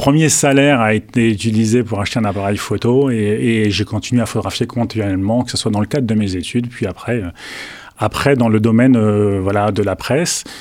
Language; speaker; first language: French; native; French